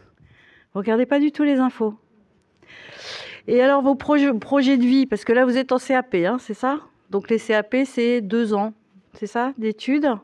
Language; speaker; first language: French; native; French